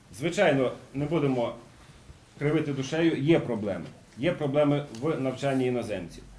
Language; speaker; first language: Ukrainian; native; Ukrainian